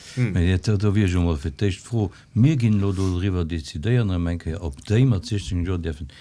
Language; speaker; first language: Luxembourgish; native; Luxembourgish